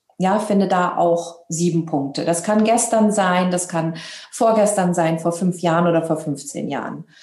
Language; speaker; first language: German; native; German